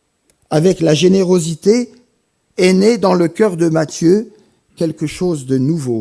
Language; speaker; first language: French; native; French